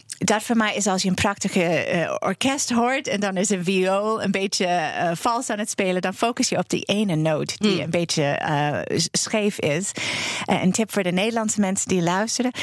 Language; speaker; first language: Dutch; non-native, fluent; English